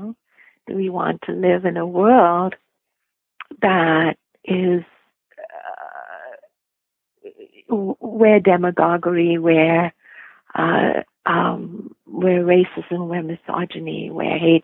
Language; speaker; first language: English; non-native, local second language; Gujarati